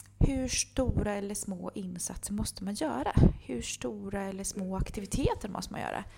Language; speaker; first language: Swedish; early bilingual, other home language; Bosnian